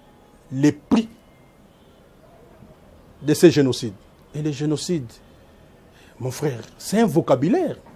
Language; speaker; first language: French; non-native, local second language; Lingala